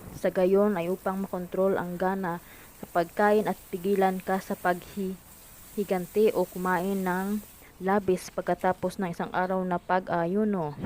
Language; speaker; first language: Filipino; non-native, local second language; Hiligaynon